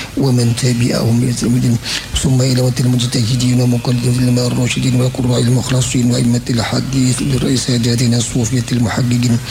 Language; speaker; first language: Arabic; non-native, fluent; Javanese